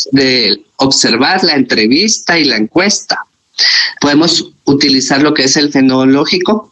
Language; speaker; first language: Spanish; native; Spanish